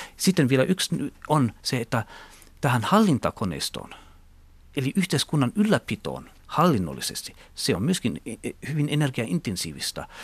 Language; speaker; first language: Finnish; non-native, local second language; Swedish